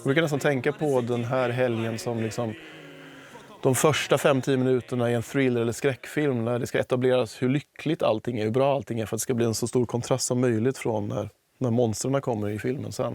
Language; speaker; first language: Swedish; native; Swedish